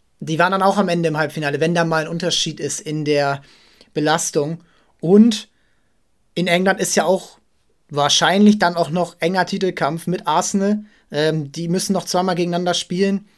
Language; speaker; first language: German; native; German